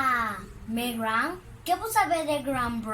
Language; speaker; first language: French; non-native, learner; Spanish